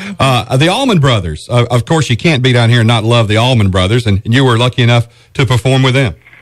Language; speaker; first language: English; native; English